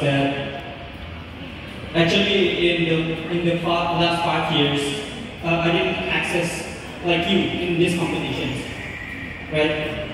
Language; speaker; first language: English; non-native, fluent; Indonesian